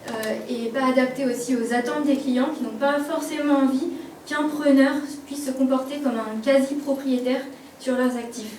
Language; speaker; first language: French; native; French